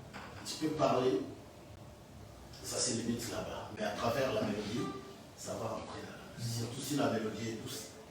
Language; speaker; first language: French; non-native, local second language; Lingala